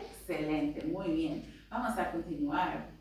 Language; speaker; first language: Spanish; non-native, fluent; English